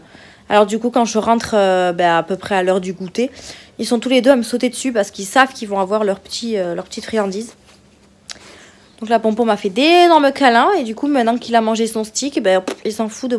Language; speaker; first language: French; native; French